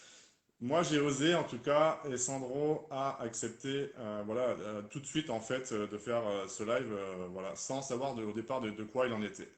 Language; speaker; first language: French; native; French